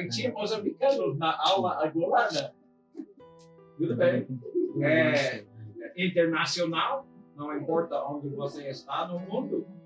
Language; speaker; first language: Portuguese; non-native, fluent; English